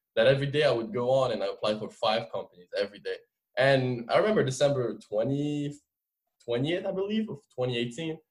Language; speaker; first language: English; non-native, fluent; French